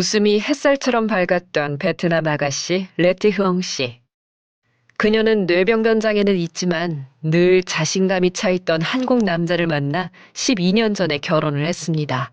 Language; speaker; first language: Korean; native; Korean